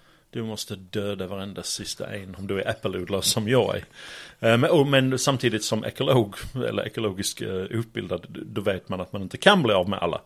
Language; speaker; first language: Swedish; non-native, fluent; English